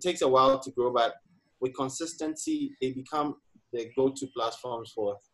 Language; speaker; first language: English; non-native, local second language; Akan